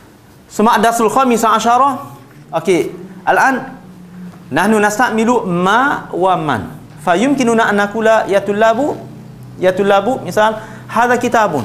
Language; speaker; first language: Arabic; non-native, fluent; Malay